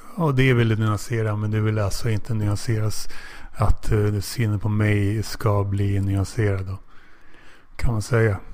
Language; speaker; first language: Swedish; native; Swedish